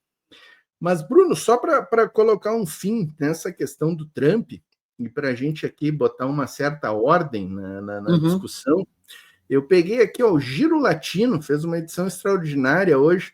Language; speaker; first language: Portuguese; native; Portuguese